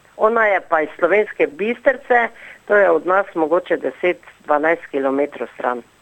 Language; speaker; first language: Slovenian; native; Slovenian